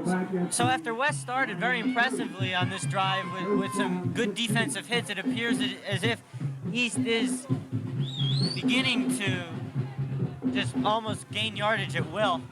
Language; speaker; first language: English; native; English